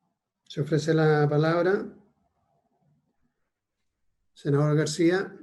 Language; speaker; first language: Spanish; native; Spanish